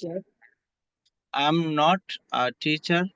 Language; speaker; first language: English; non-native, learner; Bangla